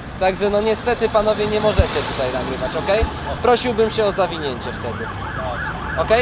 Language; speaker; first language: Polish; native; Polish